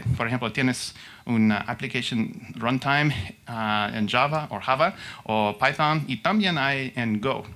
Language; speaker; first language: Spanish; non-native, learner; English